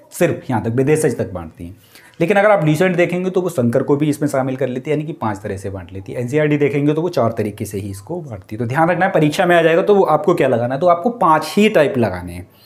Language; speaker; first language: Hindi; native; Hindi